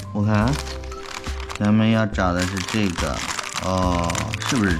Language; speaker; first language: Chinese; native; Chinese